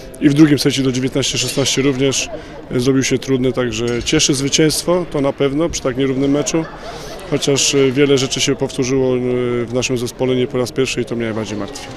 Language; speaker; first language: Polish; native; Polish